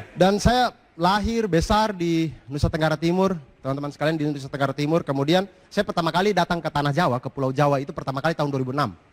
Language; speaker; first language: Indonesian; native; Indonesian